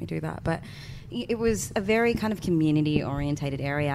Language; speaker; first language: English; native; English